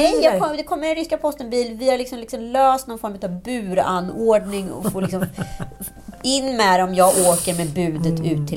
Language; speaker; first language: Swedish; native; Swedish